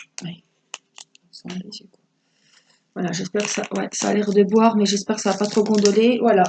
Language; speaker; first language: French; native; French